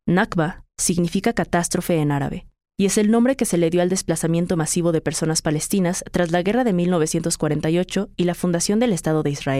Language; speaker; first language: Spanish; native; Spanish